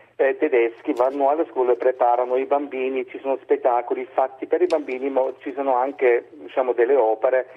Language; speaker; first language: Italian; non-native, fluent; German